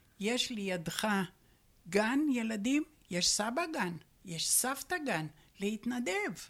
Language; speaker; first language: Hebrew; non-native, fluent; Romanian